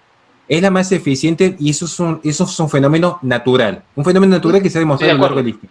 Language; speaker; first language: Spanish; native; Spanish